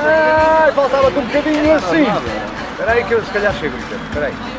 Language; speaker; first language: Portuguese; native; Portuguese